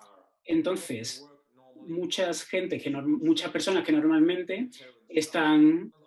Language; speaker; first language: Spanish; non-native, fluent; Turkish